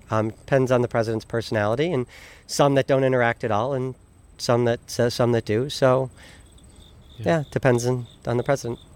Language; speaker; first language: English; native; English